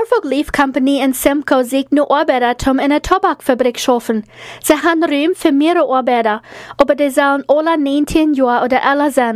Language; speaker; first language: German; non-native, learner; Plautdietsch